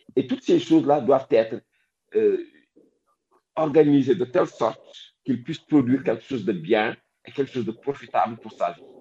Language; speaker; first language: French; non-native, local second language; Wolof